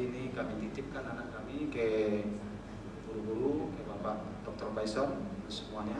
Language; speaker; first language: Indonesian; native; Indonesian